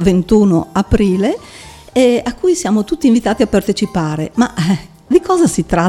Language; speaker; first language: Italian; native; Italian